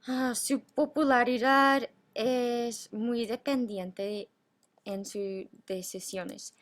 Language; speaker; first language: Spanish; non-native, fluent; English